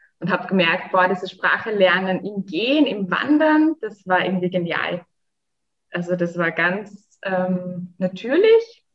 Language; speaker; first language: German; native; German